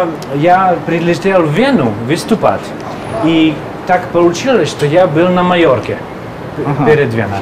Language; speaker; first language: Russian; non-native, fluent; Hungarian